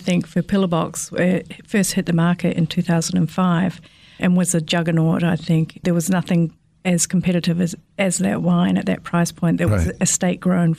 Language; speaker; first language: English; native; English